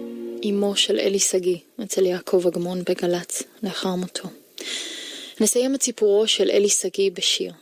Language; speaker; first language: Hebrew; native; Hebrew